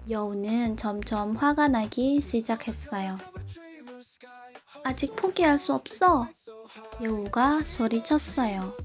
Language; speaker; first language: Korean; non-native, learner; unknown